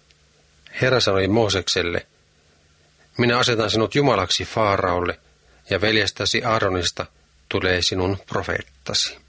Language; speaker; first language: Finnish; native; Finnish